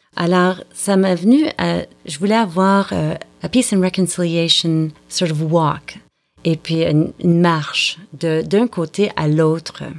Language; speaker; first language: French; native; French